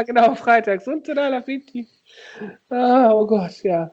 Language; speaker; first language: German; native; German